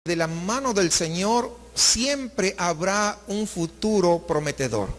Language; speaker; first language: Spanish; native; Spanish